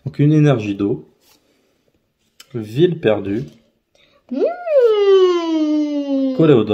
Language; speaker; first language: French; native; French